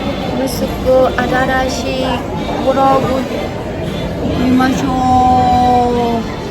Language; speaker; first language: Japanese; non-native, learner; Mongolian